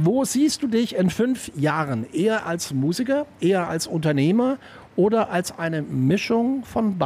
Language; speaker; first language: German; native; German